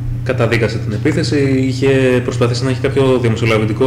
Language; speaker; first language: Greek; native; Greek